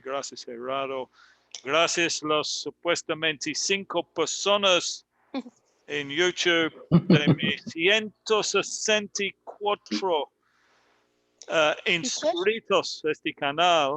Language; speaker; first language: Spanish; non-native, fluent; English